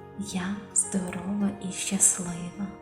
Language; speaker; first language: Ukrainian; native; Ukrainian